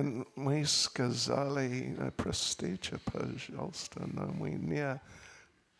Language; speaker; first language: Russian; non-native, learner; English